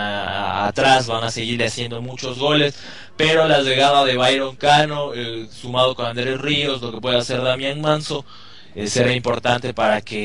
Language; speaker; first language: Spanish; native; Spanish